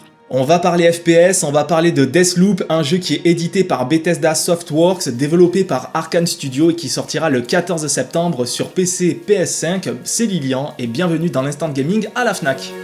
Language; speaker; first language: French; native; French